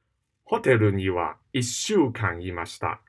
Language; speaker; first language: Japanese; non-native, fluent; Cantonese